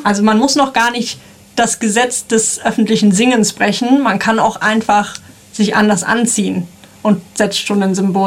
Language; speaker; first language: German; native; German